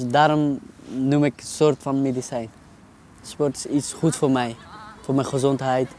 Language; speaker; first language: Dutch; non-native, learner; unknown